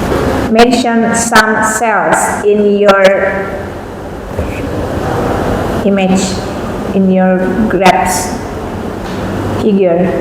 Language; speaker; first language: English; non-native, fluent; Indonesian